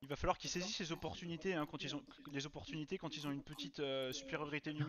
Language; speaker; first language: French; native; French